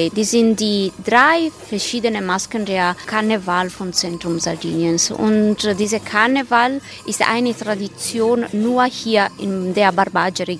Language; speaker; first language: German; non-native, fluent; Italian